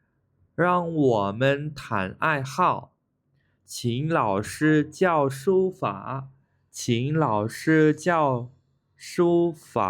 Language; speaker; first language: Chinese; non-native, fluent; Khmer